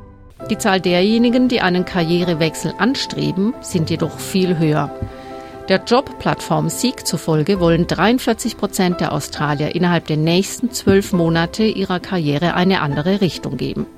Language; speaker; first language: German; native; German